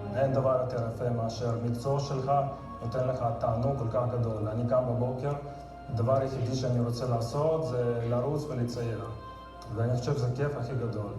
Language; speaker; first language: Hebrew; non-native, fluent; Russian